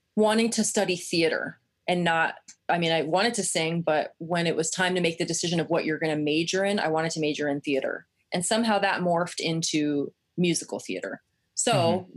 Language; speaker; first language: English; native; English